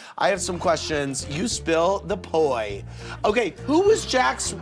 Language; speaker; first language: English; native; English